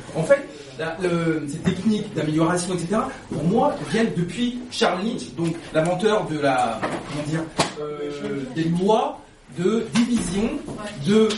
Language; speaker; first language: French; non-native, local second language; Lingala